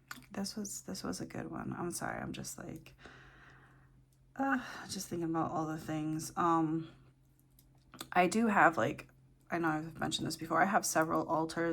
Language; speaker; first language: English; native; English